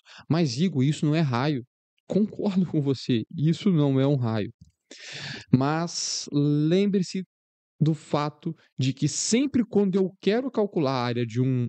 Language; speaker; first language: Portuguese; native; Portuguese